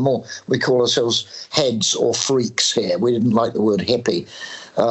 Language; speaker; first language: English; native; English